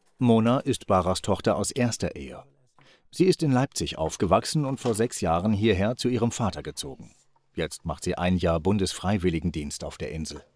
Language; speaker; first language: German; native; German